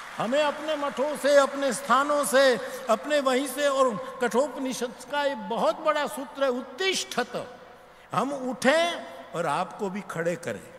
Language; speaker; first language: Hindi; non-native, local second language; Gujarati